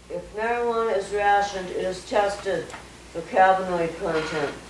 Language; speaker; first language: English; native; English